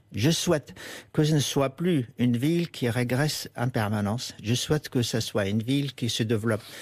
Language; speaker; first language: French; non-native, fluent; Arabic